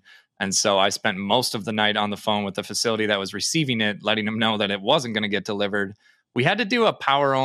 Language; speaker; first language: English; native; English